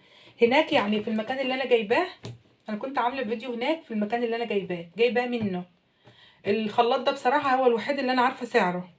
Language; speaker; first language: Arabic; native; Arabic